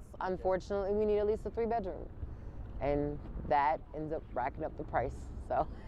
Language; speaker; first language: English; native; English